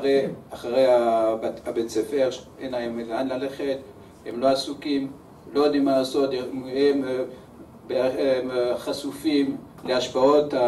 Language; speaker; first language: Hebrew; early bilingual, other home language; French